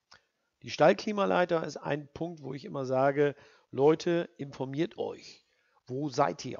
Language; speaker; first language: German; native; German